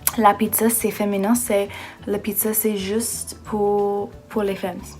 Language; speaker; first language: French; non-native, learner; English